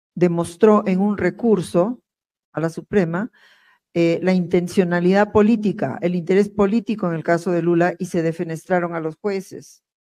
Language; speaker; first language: Spanish; native; Spanish